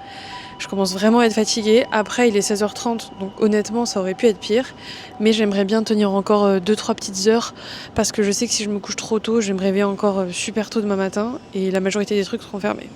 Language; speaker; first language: French; native; French